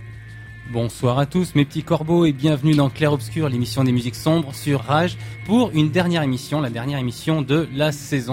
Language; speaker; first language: French; native; French